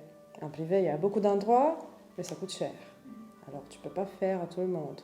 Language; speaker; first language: French; non-native, fluent; Romanian